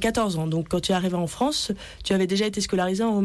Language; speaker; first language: French; native; French